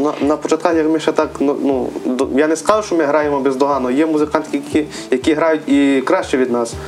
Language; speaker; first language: Ukrainian; native; Ukrainian